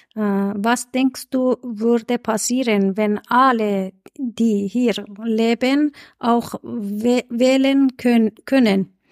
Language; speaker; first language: German; non-native, fluent; Persian